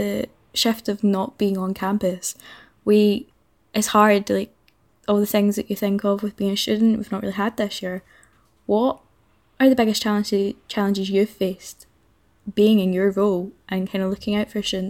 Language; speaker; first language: English; native; English